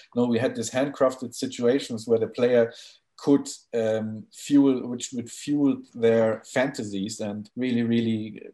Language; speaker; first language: English; non-native, fluent; German